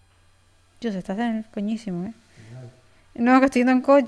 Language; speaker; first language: Spanish; native; Spanish